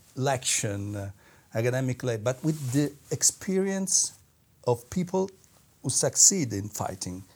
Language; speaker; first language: English; non-native, fluent; Italian